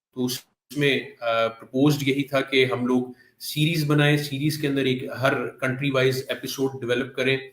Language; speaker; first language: Urdu; native; Urdu